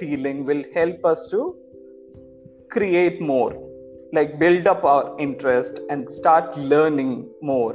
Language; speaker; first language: English; non-native, local second language; Malayalam